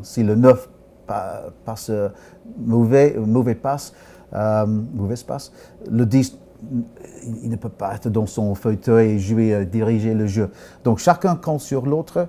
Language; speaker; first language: French; non-native, fluent; English